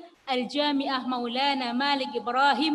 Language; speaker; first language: Arabic; non-native, fluent; Indonesian